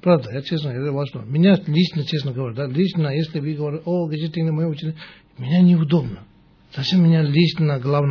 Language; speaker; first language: Russian; non-native, learner; Tibetan